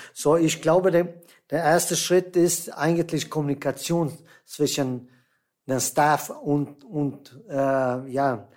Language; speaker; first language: German; non-native, fluent; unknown